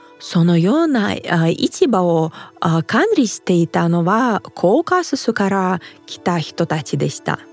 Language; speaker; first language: Japanese; non-native, fluent; Russian